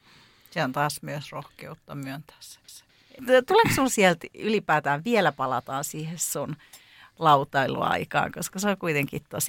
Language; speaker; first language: Finnish; native; Finnish